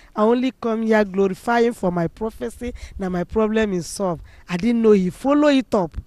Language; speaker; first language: English; non-native, local second language; Igbo